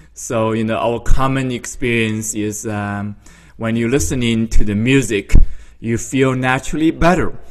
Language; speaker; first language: English; non-native, fluent; Chinese